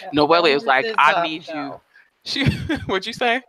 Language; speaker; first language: English; native; English